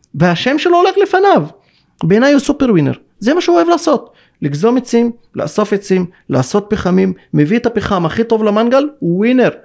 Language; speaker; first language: Hebrew; non-native, local second language; Arabic